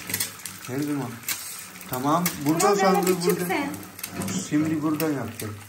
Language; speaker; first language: Turkish; non-native, learner; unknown